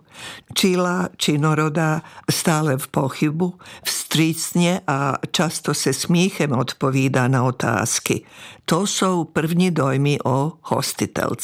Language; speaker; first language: Czech; non-native, fluent; Serbian